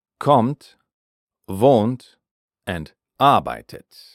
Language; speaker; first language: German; non-native, fluent; English